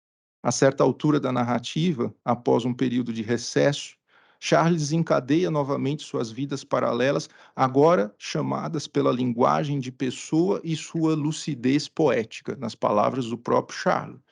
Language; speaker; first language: Portuguese; native; Portuguese